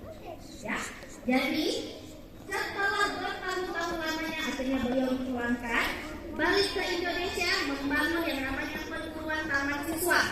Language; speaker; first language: Indonesian; native; Indonesian